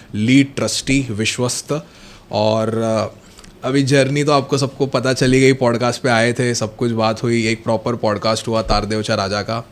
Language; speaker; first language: Hindi; non-native, local second language; Marathi